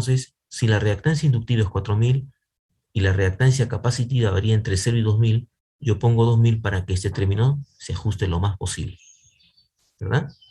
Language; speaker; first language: Spanish; native; Spanish